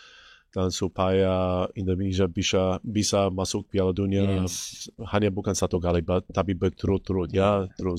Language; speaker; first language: Indonesian; non-native, fluent; English